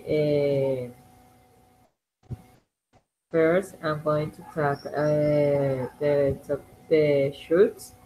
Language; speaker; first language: English; non-native, learner; Spanish